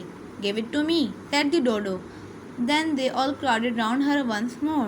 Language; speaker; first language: English; non-native, local second language; Urdu